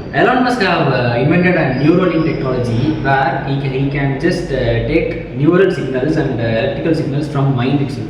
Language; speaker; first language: English; non-native, local second language; Tamil